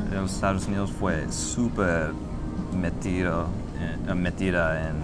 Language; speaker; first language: Spanish; non-native, fluent; English